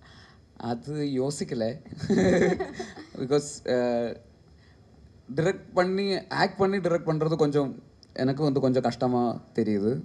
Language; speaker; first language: Tamil; non-native, learner; Malayalam